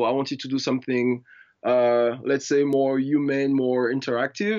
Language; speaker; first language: English; non-native, fluent; French